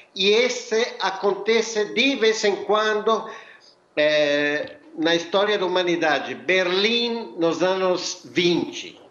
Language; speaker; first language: Portuguese; non-native, fluent; Italian